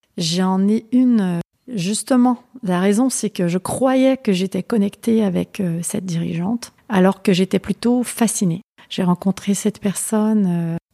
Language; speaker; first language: French; native; French